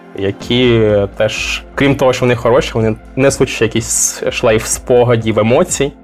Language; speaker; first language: Ukrainian; native; Ukrainian